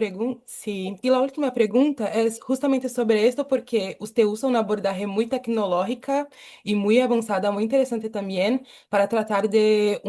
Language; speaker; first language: Spanish; non-native, fluent; Portuguese